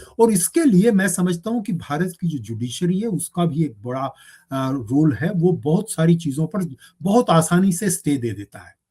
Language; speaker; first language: Hindi; native; Hindi